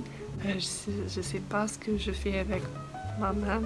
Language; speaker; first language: French; non-native, fluent; English